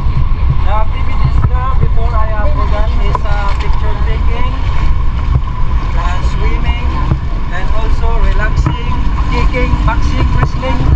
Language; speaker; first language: English; non-native, local second language; Filipino